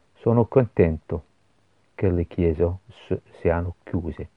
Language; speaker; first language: Italian; non-native, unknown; English